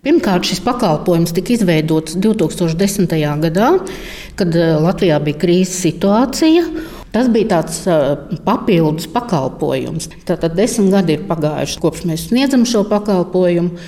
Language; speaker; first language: Latvian; native; Latvian